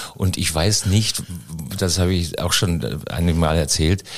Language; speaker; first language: German; native; German